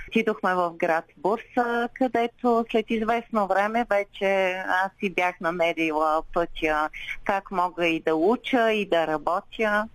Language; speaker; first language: Bulgarian; non-native, local second language; Turkish